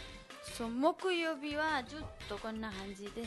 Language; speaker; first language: Japanese; non-native, learner; Nepali